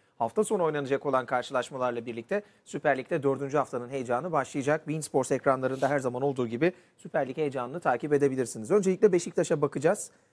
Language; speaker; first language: Turkish; native; Turkish